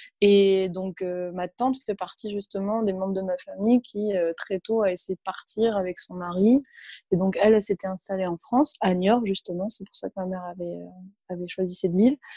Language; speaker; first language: French; early bilingual, other home language; Arabic